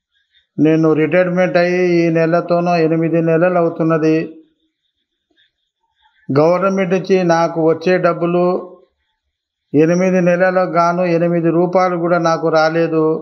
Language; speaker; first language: Telugu; native; Telugu